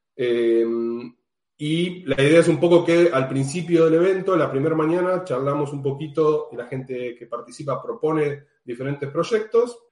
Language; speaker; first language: Spanish; native; Spanish